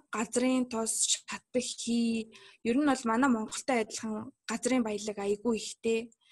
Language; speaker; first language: Mongolian; non-native, local second language; Kazakh